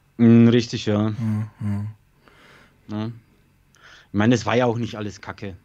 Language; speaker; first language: German; early bilingual, other home language; Polish